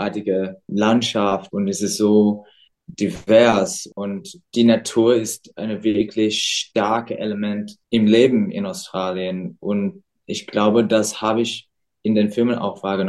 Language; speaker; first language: German; non-native, fluent; English